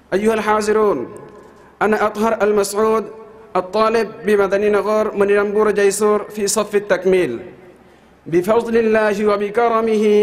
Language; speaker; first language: Arabic; non-native, fluent; Bangla